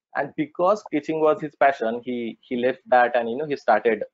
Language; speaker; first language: English; non-native, local second language; Marathi